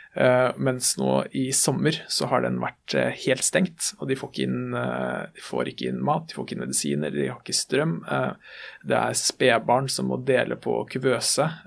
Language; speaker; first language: Norwegian; native; Norwegian